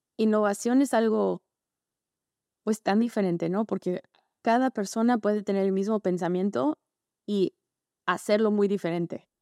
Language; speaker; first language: Spanish; early bilingual, heritage; Spanish